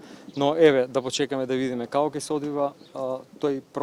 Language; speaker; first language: Macedonian; native; Macedonian